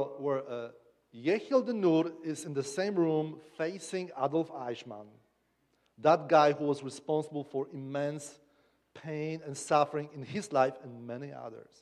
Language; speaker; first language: English; non-native, fluent; Polish